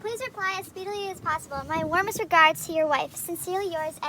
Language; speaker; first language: English; native; English